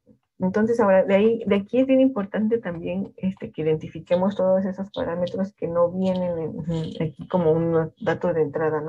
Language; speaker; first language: Spanish; native; Spanish